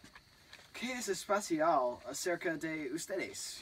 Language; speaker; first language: Spanish; non-native, learner; English